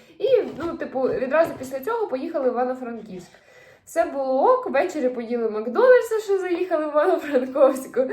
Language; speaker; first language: Ukrainian; native; Ukrainian